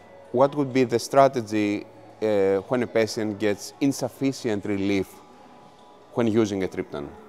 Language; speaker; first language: English; non-native, fluent; Greek